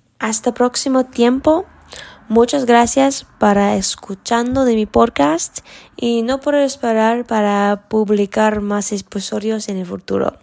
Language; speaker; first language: Spanish; non-native, learner; English